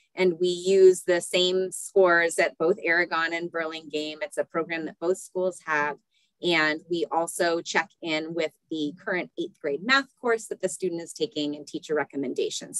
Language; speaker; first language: English; native; English